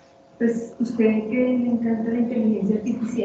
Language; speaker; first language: Spanish; native; Spanish